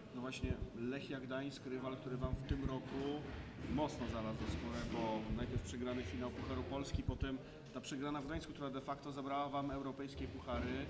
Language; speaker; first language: Polish; native; Polish